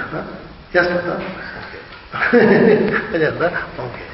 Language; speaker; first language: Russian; non-native, learner; Tibetan